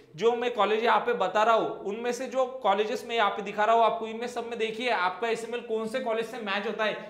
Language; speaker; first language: Hindi; non-native, local second language; Marathi